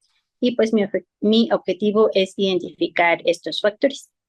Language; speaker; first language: Spanish; native; Spanish